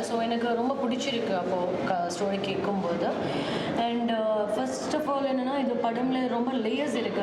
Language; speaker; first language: Tamil; non-native, learner; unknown